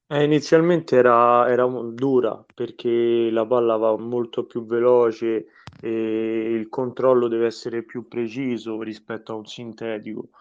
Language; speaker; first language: Italian; native; Italian